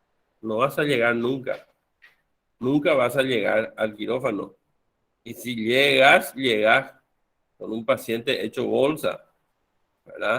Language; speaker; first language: Spanish; native; Spanish